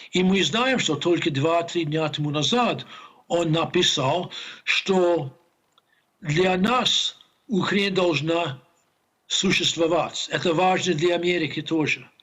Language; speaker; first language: Russian; non-native, fluent; English